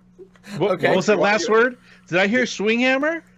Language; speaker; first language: English; native; English